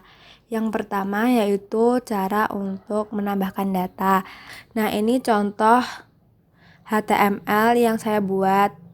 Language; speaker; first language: Indonesian; native; Indonesian